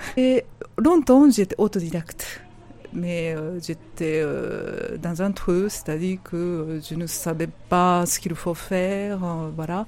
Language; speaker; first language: French; non-native, fluent; Japanese